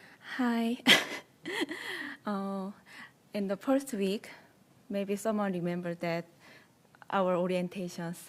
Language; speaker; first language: English; non-native, learner; Korean